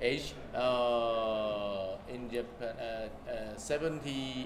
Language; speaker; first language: English; non-native, learner; Japanese